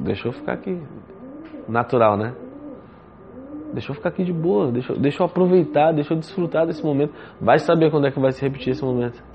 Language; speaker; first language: Portuguese; native; Portuguese